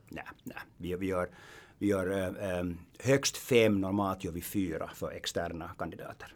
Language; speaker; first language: Swedish; non-native, local second language; Finnish